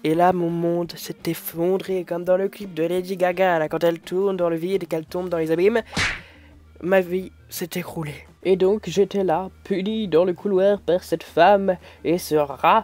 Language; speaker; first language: French; native; French